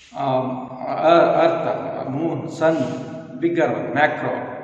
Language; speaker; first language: English; non-native, local second language; Kannada